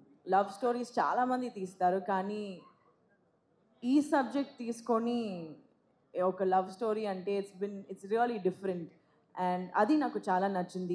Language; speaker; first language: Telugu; non-native, fluent; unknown